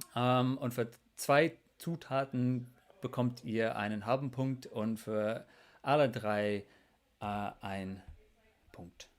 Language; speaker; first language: German; non-native, fluent; English